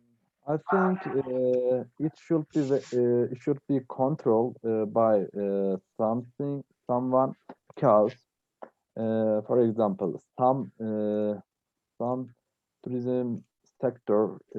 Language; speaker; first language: English; non-native, learner; Turkish